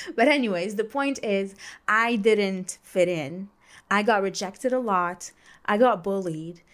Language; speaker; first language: English; non-native, fluent; Arabic